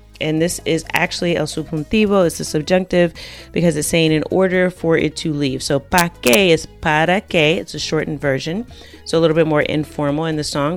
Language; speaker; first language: English; native; English